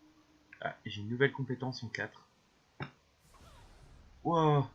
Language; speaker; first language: French; native; French